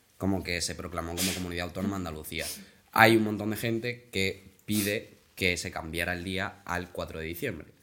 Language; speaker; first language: Spanish; native; Spanish